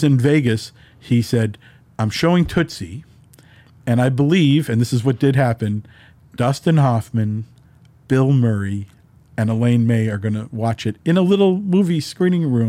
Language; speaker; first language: English; native; English